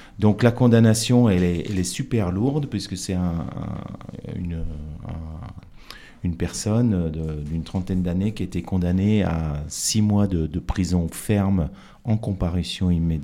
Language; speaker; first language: French; native; French